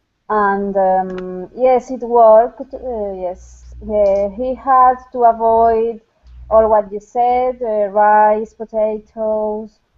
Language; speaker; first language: English; non-native, fluent; Spanish